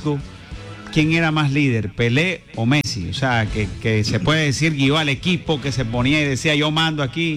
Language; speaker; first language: Spanish; native; Spanish